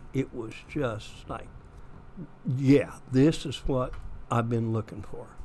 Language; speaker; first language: English; native; English